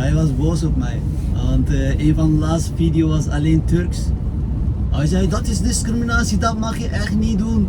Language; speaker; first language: Dutch; non-native, fluent; Turkish